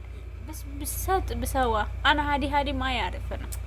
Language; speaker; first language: Arabic; non-native, learner; Amharic